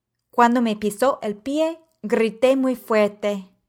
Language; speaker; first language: Spanish; non-native, fluent; English